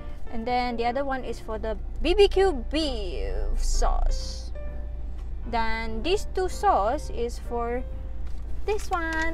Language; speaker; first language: English; non-native, local second language; Malay